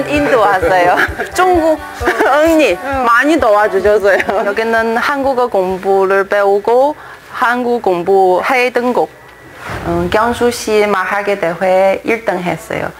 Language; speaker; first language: Korean; non-native, learner; Chinese